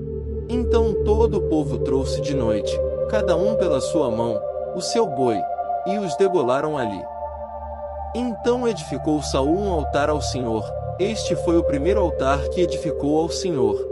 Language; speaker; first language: Portuguese; native; Portuguese